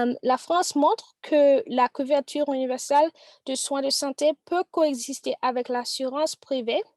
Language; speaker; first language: French; non-native, learner; English